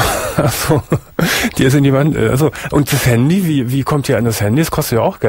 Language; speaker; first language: German; native; German